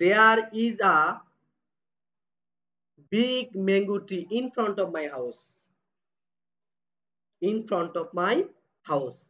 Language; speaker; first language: English; non-native, local second language; Bangla